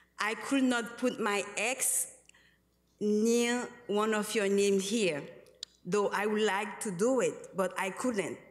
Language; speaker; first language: English; non-native, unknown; Haitian Creole